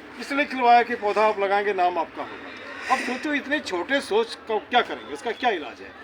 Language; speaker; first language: Hindi; native; Hindi